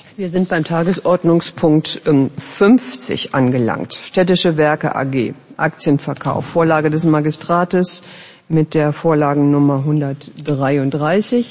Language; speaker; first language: German; native; German